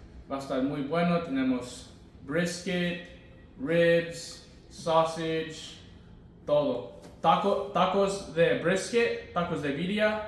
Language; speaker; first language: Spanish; early bilingual, heritage; English